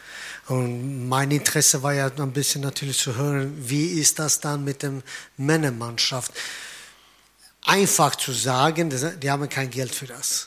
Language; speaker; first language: German; non-native, fluent; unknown